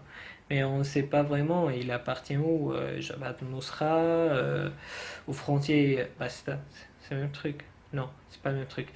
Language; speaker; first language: French; non-native, fluent; Arabic